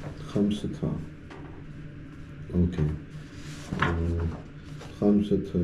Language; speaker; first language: Korean; non-native, learner; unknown